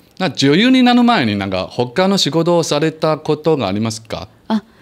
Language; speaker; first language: Japanese; non-native, learner; Chinese